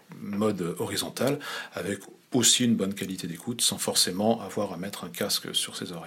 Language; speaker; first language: French; native; French